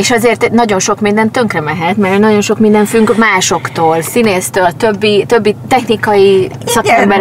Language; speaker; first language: Hungarian; native; Hungarian